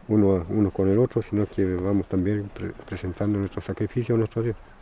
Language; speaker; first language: Spanish; non-native, local second language; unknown